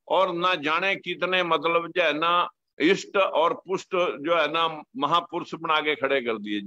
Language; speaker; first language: Hindi; native; Hindi